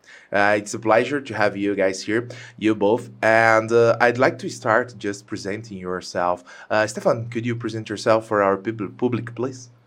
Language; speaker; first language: English; non-native, fluent; Portuguese